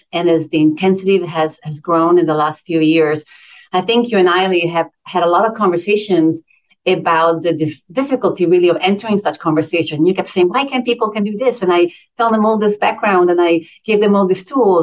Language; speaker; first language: English; non-native, fluent; Italian